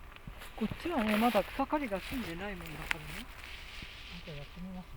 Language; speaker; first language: Japanese; native; Japanese